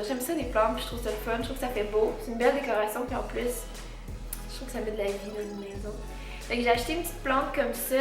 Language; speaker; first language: French; native; French